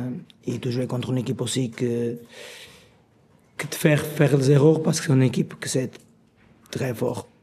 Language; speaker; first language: French; non-native, learner; Portuguese